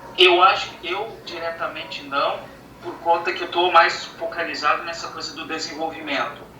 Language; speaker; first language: Portuguese; native; Portuguese